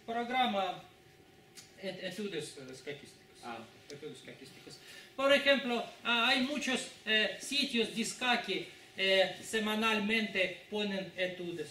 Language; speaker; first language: Spanish; non-native, fluent; Russian